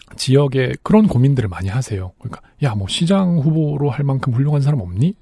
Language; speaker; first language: Korean; native; Korean